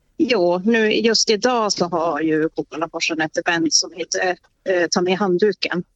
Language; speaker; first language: Swedish; native; Swedish